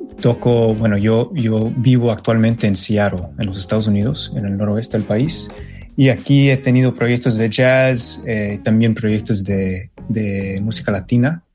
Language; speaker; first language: Spanish; early bilingual, other home language; English